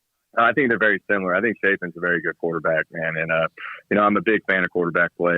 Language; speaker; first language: English; native; English